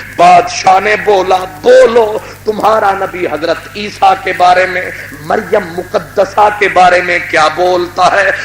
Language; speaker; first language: Urdu; non-native, local second language; Punjabi